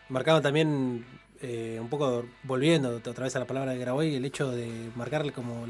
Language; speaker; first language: Spanish; native; Spanish